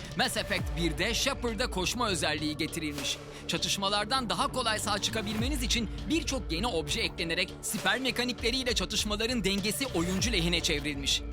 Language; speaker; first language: Turkish; native; Turkish